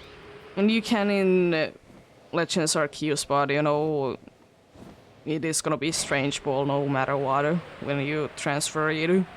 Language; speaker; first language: English; non-native, fluent; Finnish